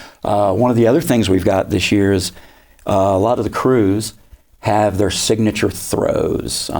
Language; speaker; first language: English; native; English